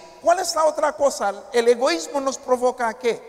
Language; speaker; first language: Spanish; non-native, fluent; Haitian Creole